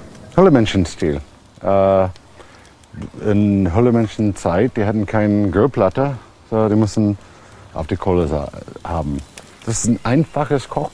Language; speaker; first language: German; non-native, fluent; English